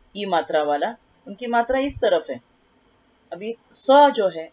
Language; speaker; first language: Hindi; non-native, local second language; Marathi